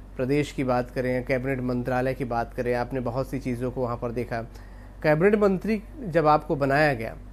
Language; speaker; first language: Hindi; native; Hindi